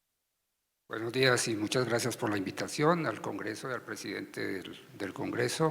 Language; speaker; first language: Spanish; native; Spanish